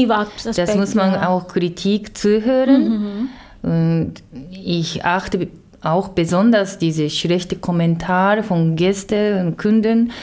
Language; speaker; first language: German; non-native, learner; Japanese